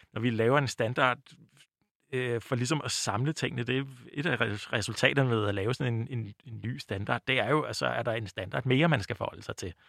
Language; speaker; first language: Danish; native; Danish